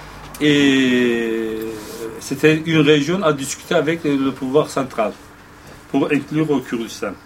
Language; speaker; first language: French; non-native, fluent; Kurdish